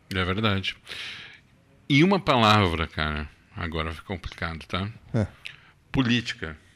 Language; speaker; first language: Portuguese; native; Portuguese